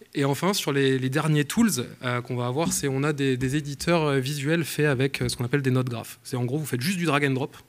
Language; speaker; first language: French; native; French